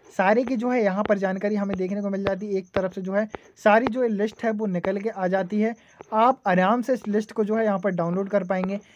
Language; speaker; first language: Hindi; native; Hindi